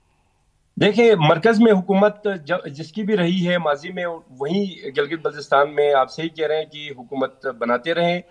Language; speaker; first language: Hindi; non-native, local second language; Balti